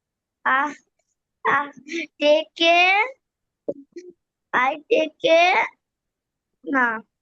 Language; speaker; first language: English; non-native, learner; Bangla